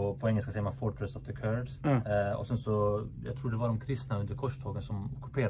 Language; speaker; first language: Swedish; native; Swedish